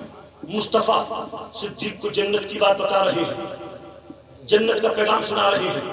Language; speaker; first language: Urdu; native; Urdu